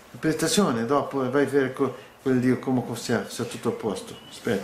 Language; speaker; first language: Italian; non-native, learner; Portuguese